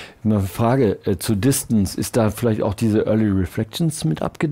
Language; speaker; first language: German; native; German